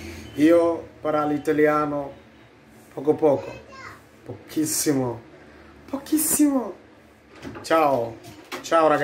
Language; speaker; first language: Italian; non-native, learner; Swahili